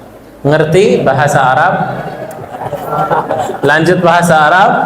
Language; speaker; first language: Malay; non-native, fluent; Arabic